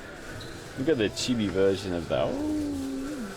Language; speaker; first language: English; native; English